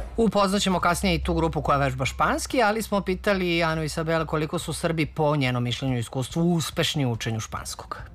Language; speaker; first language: Serbian; native; Serbian